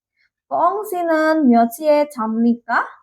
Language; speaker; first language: Korean; non-native, learner; Indonesian